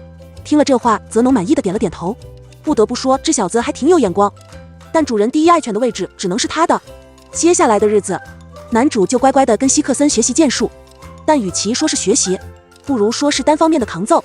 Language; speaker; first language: Chinese; native; Chinese